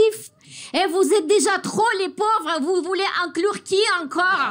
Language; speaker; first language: French; non-native, fluent; Russian